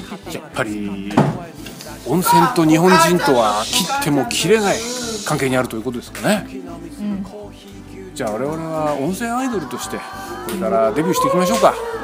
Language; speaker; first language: Japanese; native; Japanese